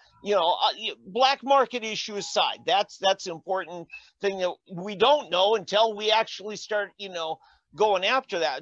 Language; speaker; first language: English; native; English